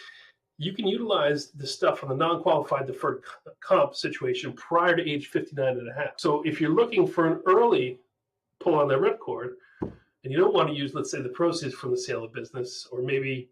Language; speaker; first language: English; native; English